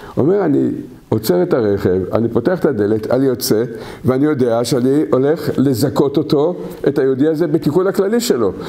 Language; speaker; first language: Hebrew; native; Hebrew